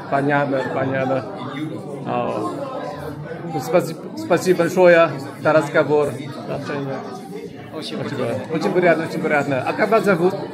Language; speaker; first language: Russian; non-native, learner; Vietnamese